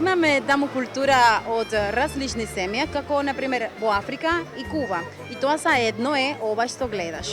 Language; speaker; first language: Macedonian; non-native, learner; Spanish